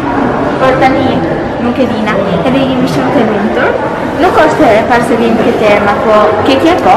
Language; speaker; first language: Albanian; early bilingual, heritage; Albanian